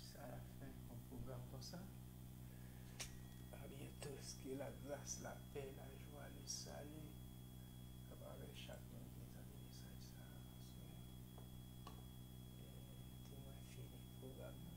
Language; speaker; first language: French; non-native, local second language; Haitian Creole